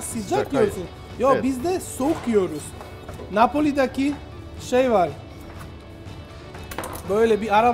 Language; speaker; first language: Turkish; non-native, learner; Italian